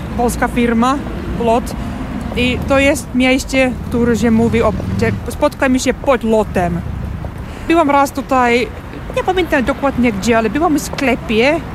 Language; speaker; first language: Polish; non-native, fluent; Finnish